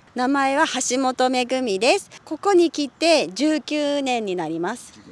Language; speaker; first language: Japanese; native; Japanese